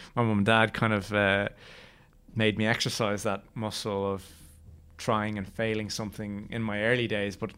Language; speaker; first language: English; native; English